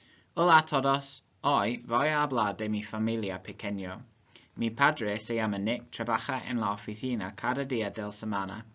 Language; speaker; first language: Spanish; non-native, learner; English